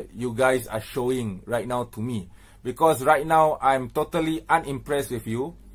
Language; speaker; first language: English; non-native, local second language; Malay